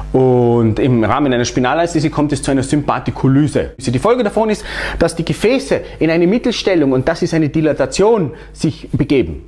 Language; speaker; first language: German; native; German